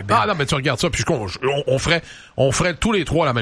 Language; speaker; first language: French; native; French